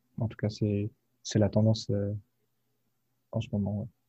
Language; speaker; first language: French; native; French